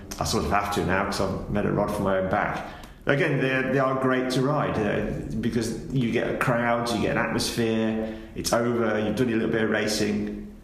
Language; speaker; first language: English; native; English